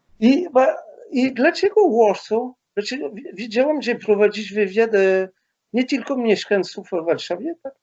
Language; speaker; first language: Polish; non-native, learner; French